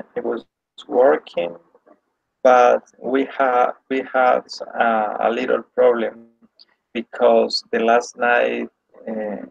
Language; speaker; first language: English; non-native, learner; Spanish